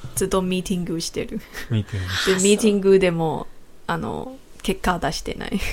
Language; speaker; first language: Japanese; non-native, learner; Chinese